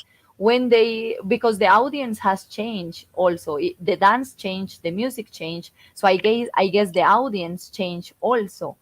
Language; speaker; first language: English; non-native, fluent; Spanish